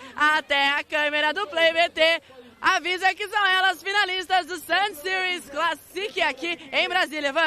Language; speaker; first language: Portuguese; native; Portuguese